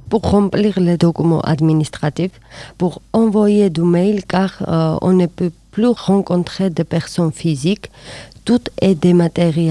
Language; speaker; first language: French; non-native, learner; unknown